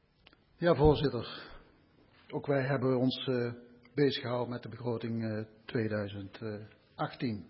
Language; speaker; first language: Dutch; native; Dutch